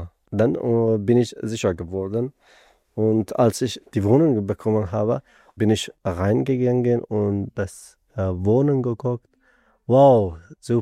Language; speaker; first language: German; non-native, fluent; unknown